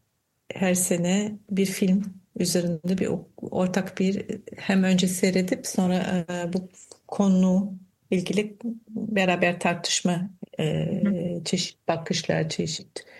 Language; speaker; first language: Turkish; non-native, fluent; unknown